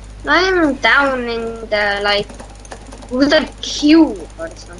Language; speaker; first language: English; non-native, learner; Estonian